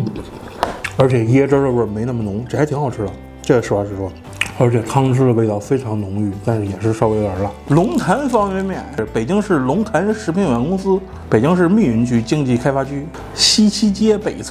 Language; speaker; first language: Chinese; native; Chinese